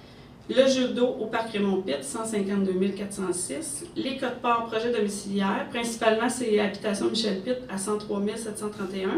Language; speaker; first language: French; native; French